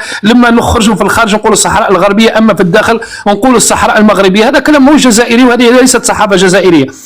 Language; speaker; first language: Arabic; native; Arabic